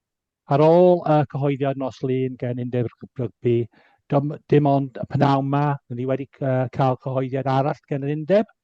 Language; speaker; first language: Welsh; native; Welsh